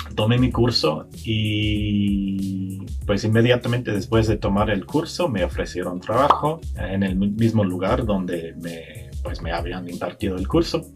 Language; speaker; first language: Spanish; non-native, fluent; English